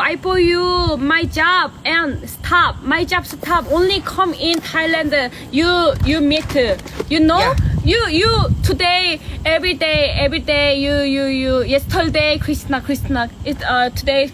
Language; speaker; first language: English; non-native, learner; Korean